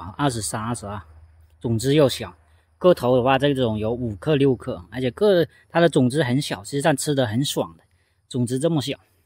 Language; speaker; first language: Chinese; non-native, local second language; Cantonese